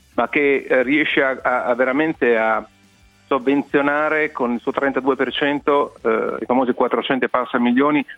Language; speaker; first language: Italian; native; Italian